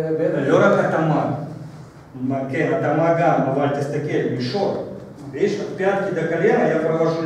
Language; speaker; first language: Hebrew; non-native, fluent; Russian